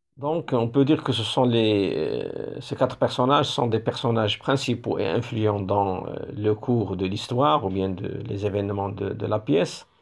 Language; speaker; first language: French; non-native, local second language; Arabic